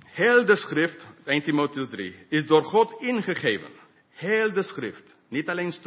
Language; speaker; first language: Dutch; non-native, fluent; English